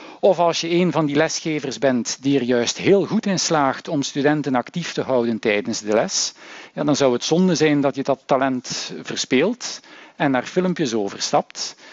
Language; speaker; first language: Dutch; native; Dutch